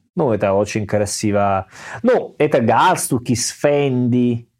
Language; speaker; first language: Russian; non-native, learner; Italian